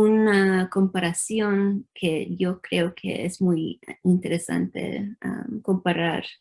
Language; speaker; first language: Spanish; early bilingual, heritage; English